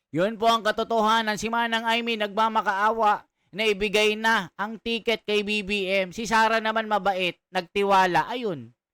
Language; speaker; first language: Filipino; non-native, local second language; Iloko